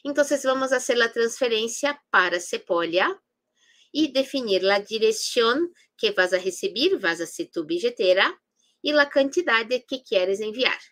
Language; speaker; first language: Spanish; non-native, fluent; Portuguese